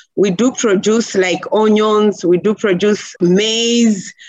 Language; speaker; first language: English; non-native, local second language; Nyanja